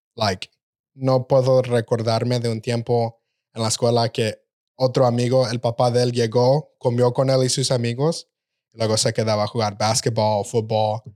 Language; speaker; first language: Spanish; early bilingual, heritage; Spanish